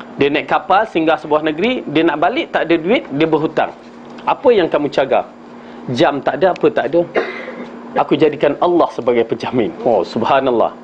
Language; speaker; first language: Malay; native; Malay